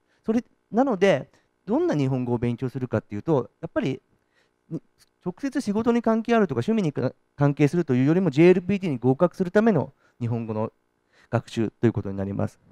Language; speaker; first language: Japanese; native; Japanese